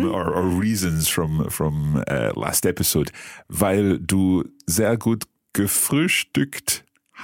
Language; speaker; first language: German; non-native, learner; English